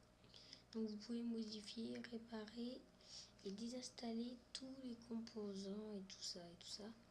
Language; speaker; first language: French; native; French